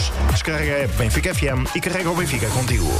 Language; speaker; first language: Portuguese; native; Portuguese